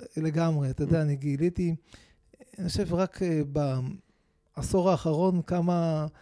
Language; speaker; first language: Hebrew; native; Hebrew